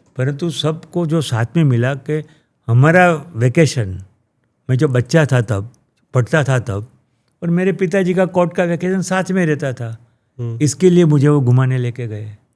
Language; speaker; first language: Hindi; non-native, local second language; Gujarati